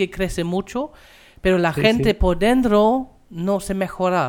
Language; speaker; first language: Spanish; non-native, fluent; German